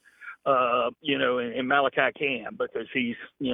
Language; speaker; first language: English; native; English